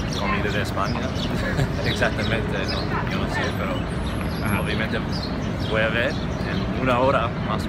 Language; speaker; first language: Spanish; non-native, fluent; English